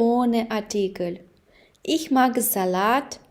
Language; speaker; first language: German; non-native, fluent; Ukrainian